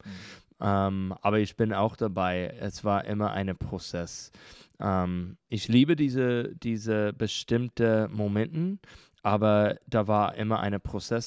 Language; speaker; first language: German; non-native, learner; English